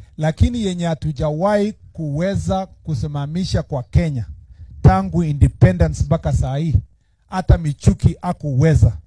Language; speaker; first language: Swahili; non-native, local second language; Kikuyu